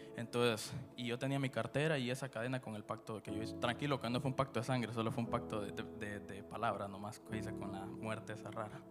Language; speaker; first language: Spanish; native; Spanish